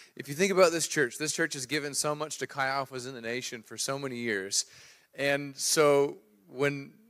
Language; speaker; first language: English; native; English